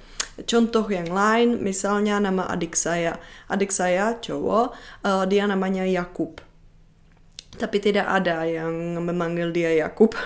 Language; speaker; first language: Indonesian; non-native, fluent; Czech